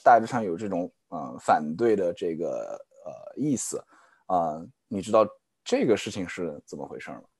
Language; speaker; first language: Chinese; native; Chinese